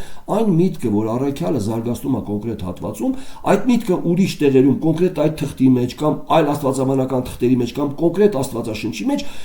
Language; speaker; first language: Armenian; native; Armenian